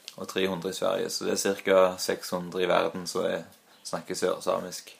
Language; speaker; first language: Norwegian; native; Norwegian